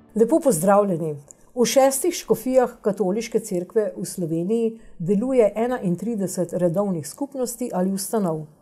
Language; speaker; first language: Slovenian; native; Slovenian